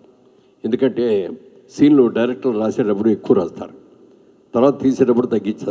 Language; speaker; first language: Telugu; native; Telugu